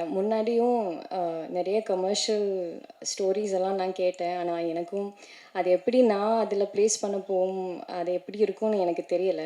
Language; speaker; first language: Tamil; non-native, learner; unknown